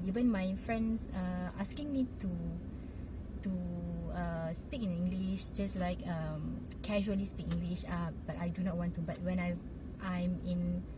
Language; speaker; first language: English; non-native, local second language; Malay